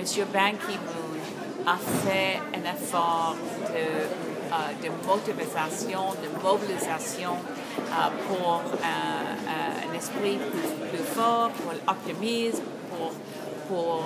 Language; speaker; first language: French; non-native, learner; English